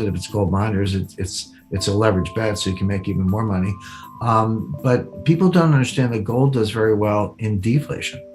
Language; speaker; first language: English; native; English